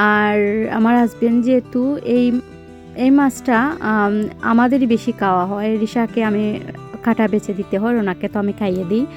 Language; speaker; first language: Bangla; non-native, local second language; Sylheti